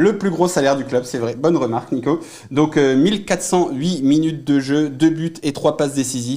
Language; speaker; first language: French; native; French